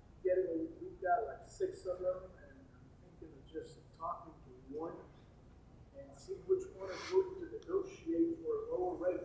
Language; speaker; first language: English; native; English